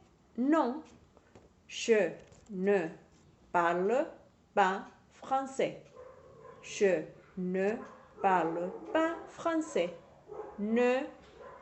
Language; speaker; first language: French; non-native, fluent; Spanish